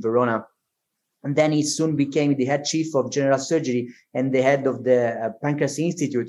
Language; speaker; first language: English; non-native, fluent; Italian